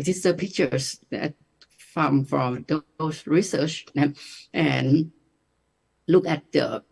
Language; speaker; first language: English; non-native, learner; Indonesian